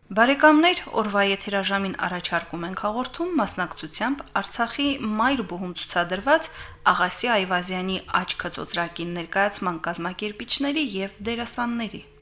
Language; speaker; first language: Armenian; native; Armenian